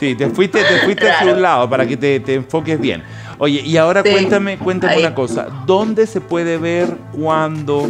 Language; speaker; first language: Spanish; native; Spanish